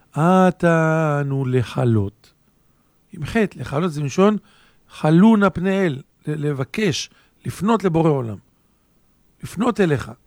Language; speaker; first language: Hebrew; native; Hebrew